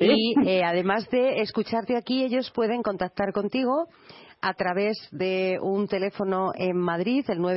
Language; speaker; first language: Spanish; native; Spanish